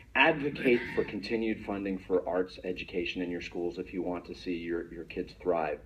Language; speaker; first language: English; native; English